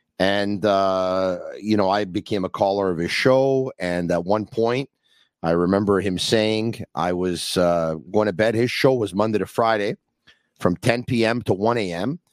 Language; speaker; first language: English; native; English